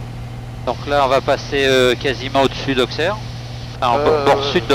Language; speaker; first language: French; native; French